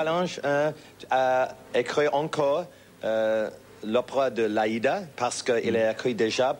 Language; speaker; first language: French; non-native, learner; English